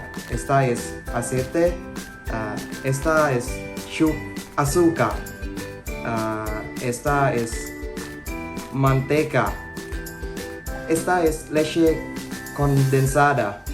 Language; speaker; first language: Spanish; non-native, learner; Thai